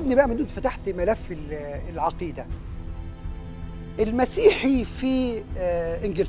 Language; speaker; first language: Arabic; native; Arabic